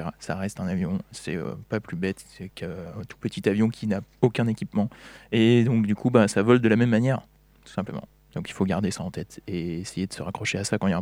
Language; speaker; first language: French; native; French